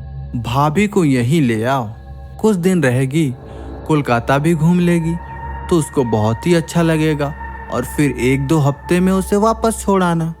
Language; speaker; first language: Hindi; native; Hindi